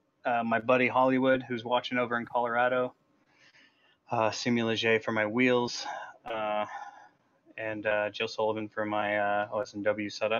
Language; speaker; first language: English; native; English